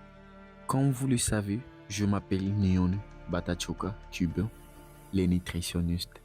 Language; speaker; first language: French; non-native, local second language; Swahili